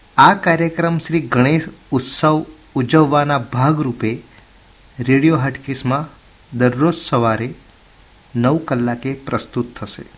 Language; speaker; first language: Gujarati; native; Gujarati